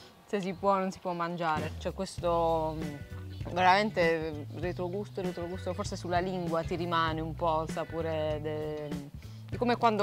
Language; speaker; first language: Italian; native; Italian